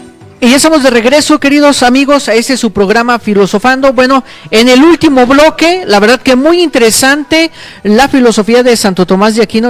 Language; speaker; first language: Spanish; native; Spanish